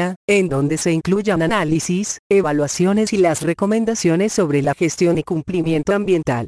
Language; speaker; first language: Spanish; native; Spanish